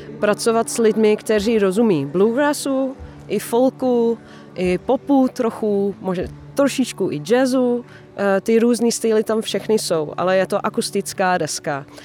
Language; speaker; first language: Czech; non-native, fluent; Dutch